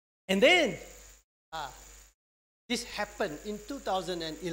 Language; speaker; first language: English; non-native, local second language; Malay